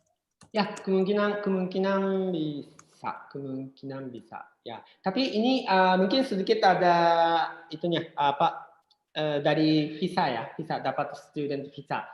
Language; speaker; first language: Indonesian; non-native, fluent; Japanese